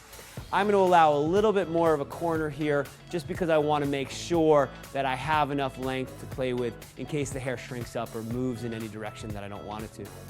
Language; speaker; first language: English; native; English